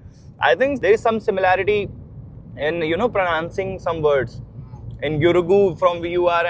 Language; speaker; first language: English; non-native, local second language; Hindi